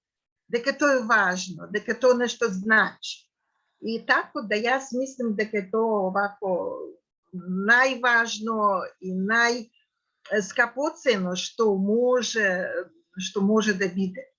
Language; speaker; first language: Macedonian; non-native, fluent; Russian